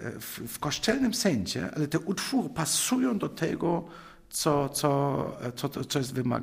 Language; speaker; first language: Polish; non-native, fluent; German